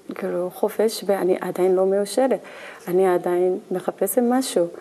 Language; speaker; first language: Hebrew; non-native, fluent; Korean